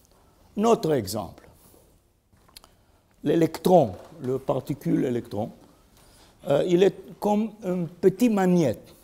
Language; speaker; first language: French; non-native, learner; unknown